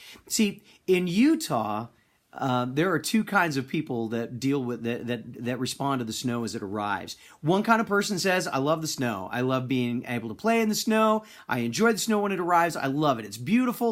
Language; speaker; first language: English; native; English